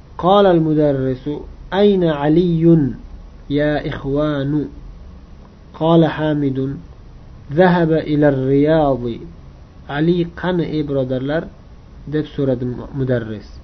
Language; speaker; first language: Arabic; non-native, fluent; Uzbek